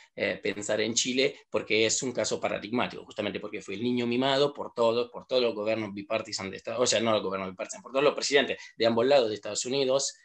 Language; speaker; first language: Spanish; non-native, fluent; Italian